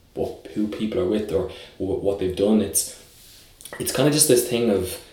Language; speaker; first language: English; native; English